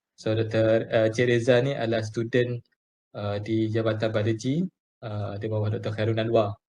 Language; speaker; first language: Malay; native; Malay